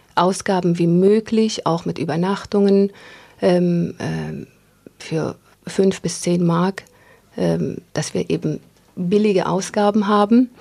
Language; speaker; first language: German; non-native, fluent; Pashto